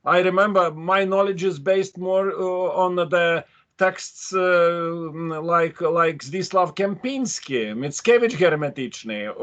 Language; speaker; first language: English; non-native, fluent; Lithuanian